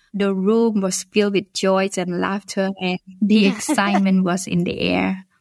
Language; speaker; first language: English; non-native, fluent; Khmer